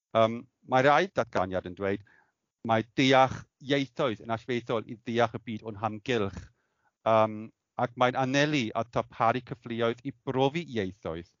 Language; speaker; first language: Welsh; non-native, fluent; German